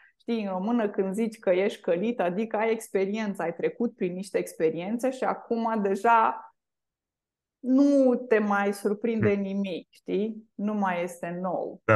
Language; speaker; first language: Romanian; native; Romanian